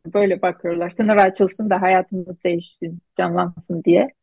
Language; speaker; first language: Turkish; non-native, fluent; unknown